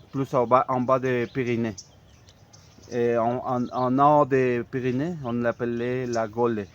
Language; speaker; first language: French; non-native, fluent; Spanish